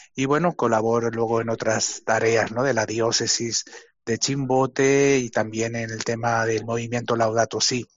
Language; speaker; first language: Spanish; native; Spanish